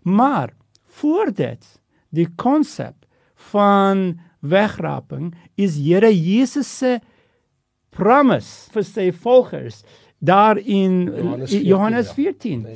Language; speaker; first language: Afrikaans; non-native, fluent; Turkish